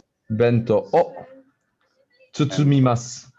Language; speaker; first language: Japanese; non-native, learner; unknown